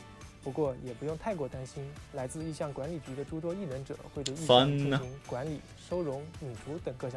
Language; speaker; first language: Chinese; native; Chinese